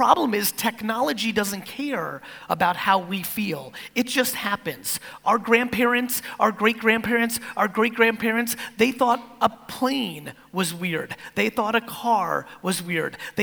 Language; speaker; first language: English; native; English